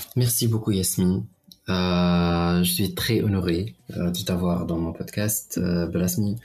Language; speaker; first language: French; non-native, local second language; Arabic